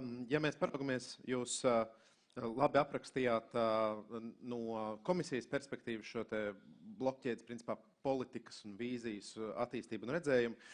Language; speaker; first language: Latvian; native; Latvian